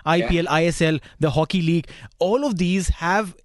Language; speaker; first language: English; non-native, local second language; Hindi